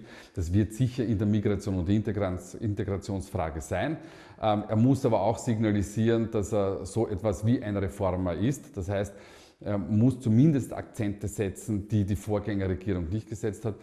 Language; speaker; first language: German; native; German